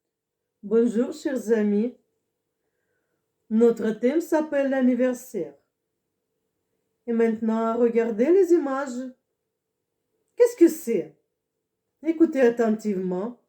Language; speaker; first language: French; non-native, fluent; Russian